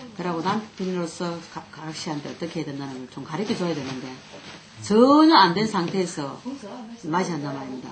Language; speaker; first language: Korean; native; Korean